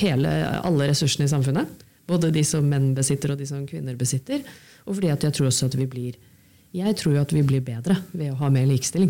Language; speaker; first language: Norwegian; native; Norwegian